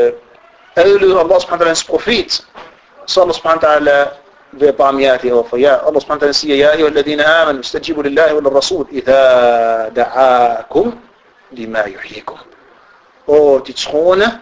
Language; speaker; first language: Danish; non-native, fluent; Arabic